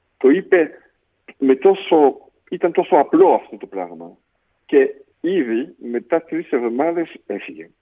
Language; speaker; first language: Greek; early bilingual, heritage; Greek